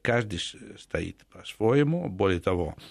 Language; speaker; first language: Russian; non-native, fluent; Italian